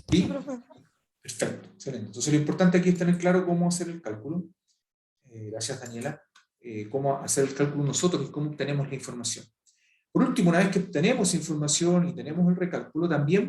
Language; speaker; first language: Spanish; native; Spanish